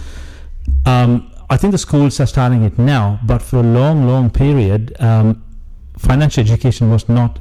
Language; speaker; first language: English; non-native, local second language; Sinhala